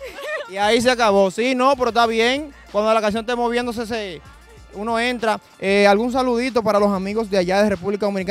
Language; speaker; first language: Spanish; native; Spanish